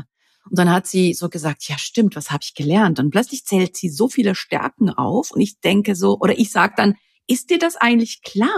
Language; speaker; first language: German; native; German